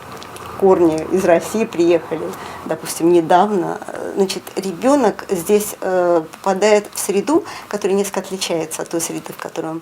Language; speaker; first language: Russian; native; Russian